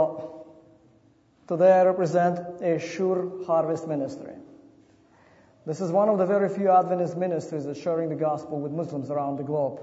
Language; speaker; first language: English; non-native, fluent; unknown